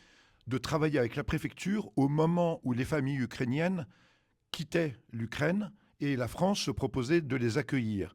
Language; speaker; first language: French; native; French